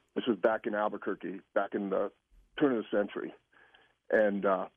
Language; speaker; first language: English; native; English